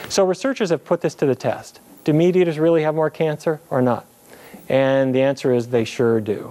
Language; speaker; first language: English; native; English